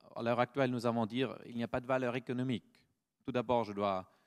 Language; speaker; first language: French; non-native, fluent; German